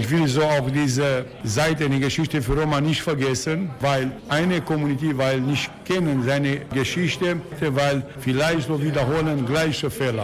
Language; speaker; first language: German; non-native, learner; Romanian